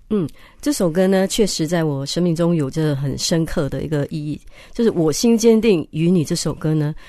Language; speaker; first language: Chinese; native; Chinese